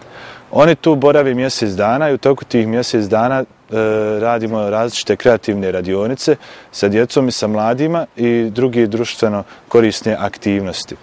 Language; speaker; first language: Croatian; native; Croatian